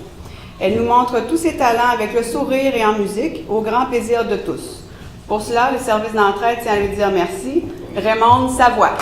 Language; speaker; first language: French; native; French